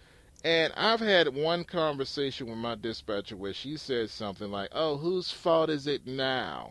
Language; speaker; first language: English; native; English